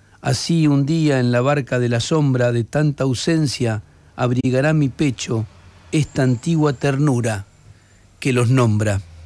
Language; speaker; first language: Spanish; native; Spanish